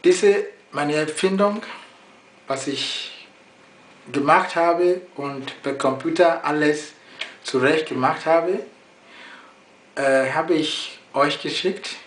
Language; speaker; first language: German; non-native, fluent; Yoruba